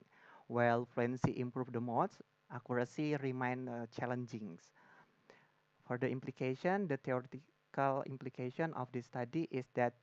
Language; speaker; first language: English; non-native, learner; Indonesian